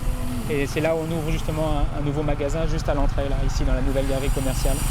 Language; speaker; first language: French; native; French